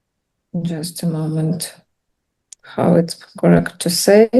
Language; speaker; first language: English; non-native, learner; Russian